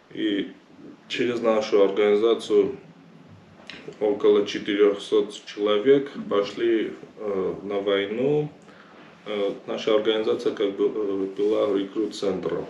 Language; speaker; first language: Russian; non-native, fluent; Armenian